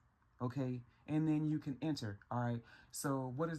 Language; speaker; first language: English; native; English